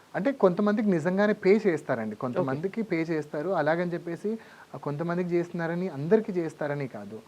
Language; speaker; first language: Telugu; non-native, local second language; Lambadi